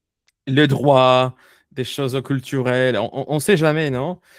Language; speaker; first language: French; non-native, fluent; Spanish